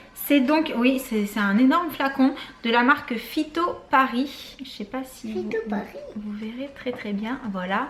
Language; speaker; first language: French; native; French